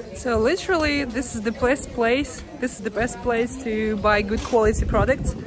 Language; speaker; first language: English; non-native, fluent; Russian